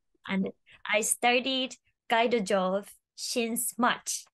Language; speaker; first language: English; non-native, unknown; Japanese